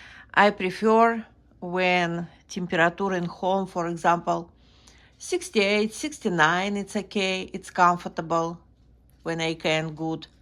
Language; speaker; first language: English; non-native, learner; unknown